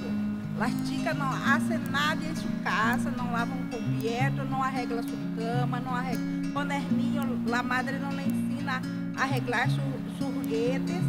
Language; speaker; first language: Spanish; non-native, learner; Portuguese